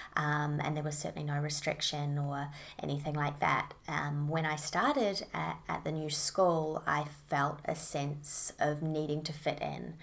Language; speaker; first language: English; native; English